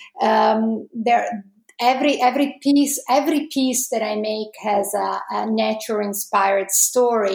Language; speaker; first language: English; non-native, fluent; Italian